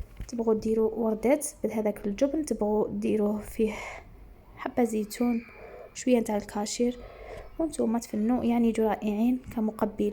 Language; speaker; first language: Arabic; native; Arabic